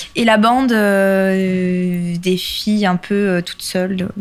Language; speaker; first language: French; native; French